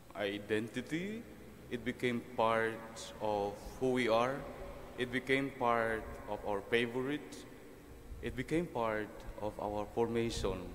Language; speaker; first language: English; non-native, local second language; Filipino